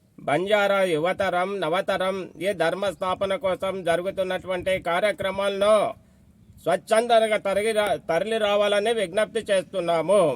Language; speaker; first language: Telugu; non-native, local second language; Lambadi